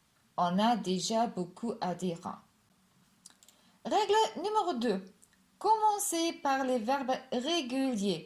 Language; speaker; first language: French; non-native, fluent; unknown